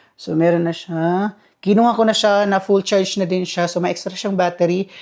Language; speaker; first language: Filipino; non-native, local second language; Cebuano